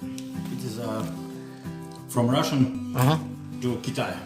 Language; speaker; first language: English; non-native, learner; Russian